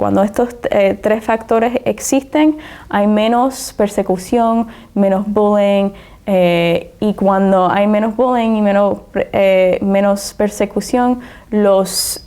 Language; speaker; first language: Spanish; early bilingual, heritage; Spanish